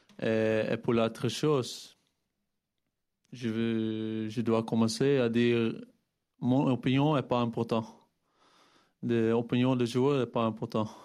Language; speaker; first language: French; non-native, fluent; Dutch